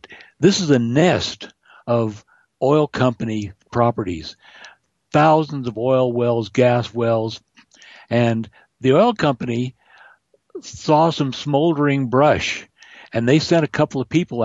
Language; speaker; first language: English; native; English